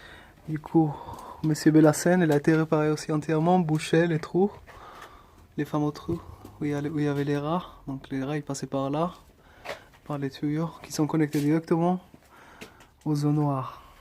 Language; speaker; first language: French; early bilingual, other home language; Spanish